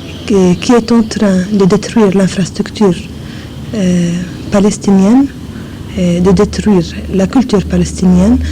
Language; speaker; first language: French; non-native, fluent; English